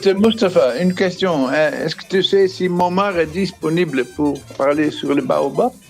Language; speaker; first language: French; non-native, fluent; Dutch